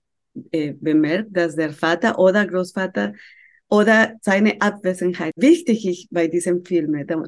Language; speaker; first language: German; non-native, fluent; Spanish